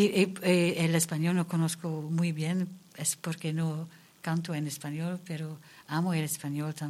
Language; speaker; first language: Spanish; non-native, learner; Dutch